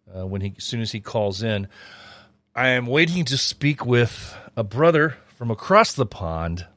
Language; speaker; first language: English; native; English